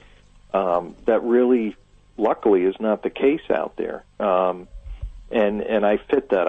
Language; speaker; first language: English; native; English